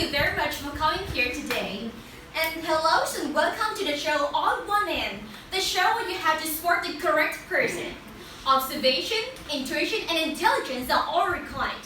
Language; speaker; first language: English; non-native, learner; Vietnamese